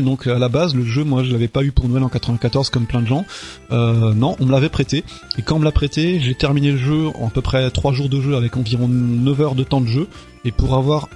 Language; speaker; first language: French; native; French